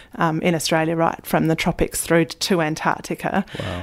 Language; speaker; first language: English; native; English